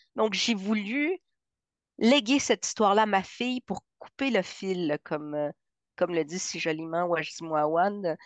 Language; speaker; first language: French; early bilingual, other home language; Spanish